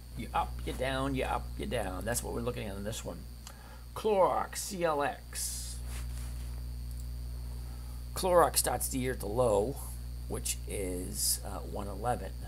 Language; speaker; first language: English; native; English